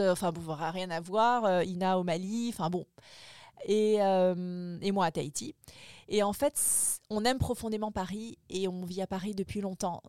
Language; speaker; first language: French; native; French